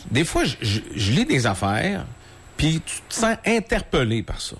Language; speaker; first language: French; native; French